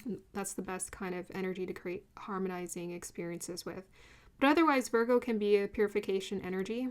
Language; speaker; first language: English; native; English